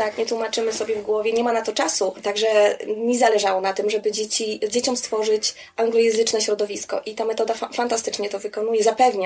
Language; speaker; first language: Polish; native; Polish